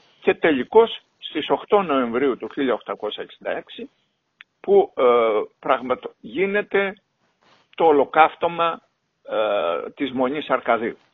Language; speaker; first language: Greek; native; Greek